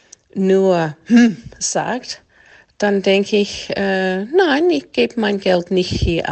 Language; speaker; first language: German; non-native, fluent; English